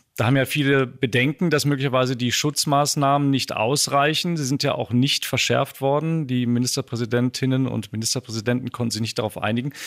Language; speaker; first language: German; native; German